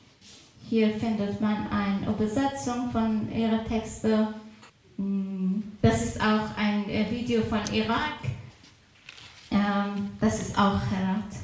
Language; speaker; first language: German; non-native, fluent; Persian